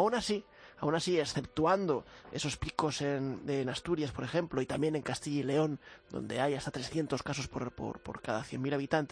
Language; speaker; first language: Spanish; native; Spanish